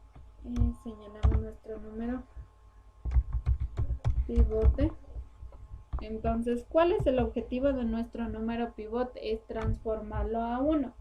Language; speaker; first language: Spanish; native; Spanish